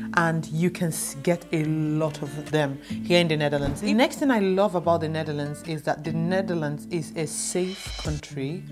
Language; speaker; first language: English; non-native, local second language; Igbo